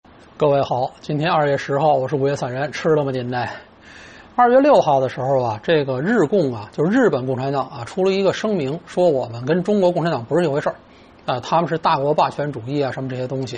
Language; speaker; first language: Chinese; native; Chinese